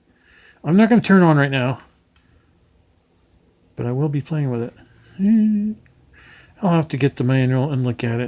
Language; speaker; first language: English; native; English